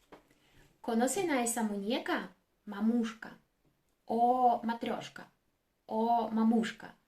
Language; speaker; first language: Spanish; non-native, fluent; Russian